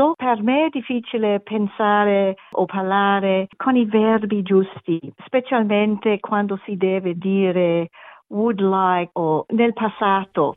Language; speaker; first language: Italian; non-native, learner; German